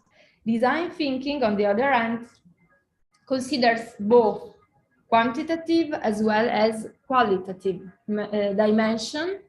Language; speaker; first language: English; non-native, fluent; Italian